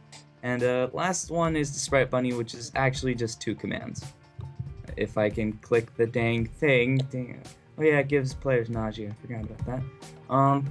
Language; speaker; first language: English; native; English